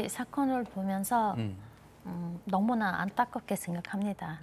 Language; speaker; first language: Korean; non-native, fluent; Mongolian